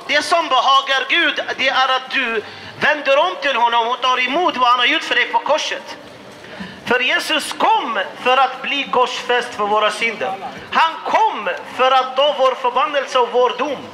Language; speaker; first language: Swedish; non-native, fluent; Arabic